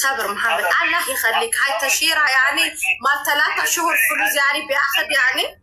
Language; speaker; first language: Arabic; non-native, learner; Amharic